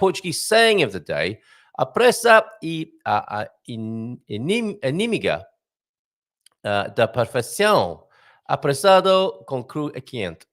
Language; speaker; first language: Portuguese; non-native, learner; English